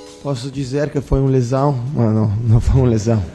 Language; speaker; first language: Portuguese; non-native, learner; Italian